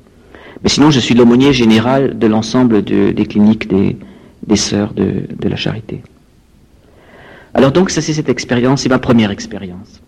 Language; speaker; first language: French; native; French